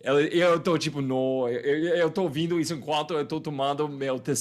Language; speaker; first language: Portuguese; non-native, fluent; English